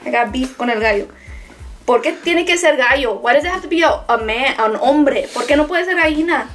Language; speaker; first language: Spanish; early bilingual, heritage; Spanish